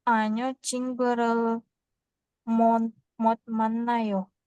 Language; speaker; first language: Korean; non-native, learner; Indonesian